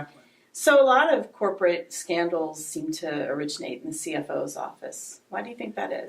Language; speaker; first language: English; native; English